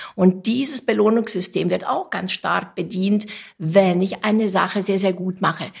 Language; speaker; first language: German; non-native, fluent; Romanian